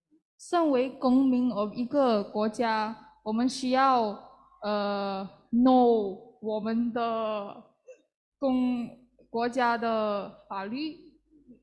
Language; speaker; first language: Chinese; early bilingual, heritage; Chinese